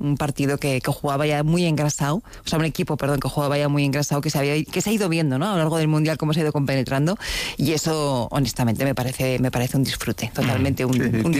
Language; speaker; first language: Spanish; native; Spanish